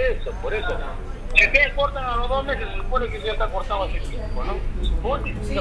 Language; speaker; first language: Spanish; native; Spanish